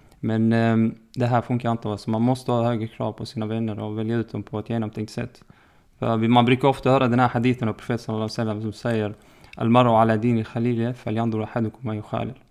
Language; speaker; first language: Swedish; early bilingual, other home language; Arabic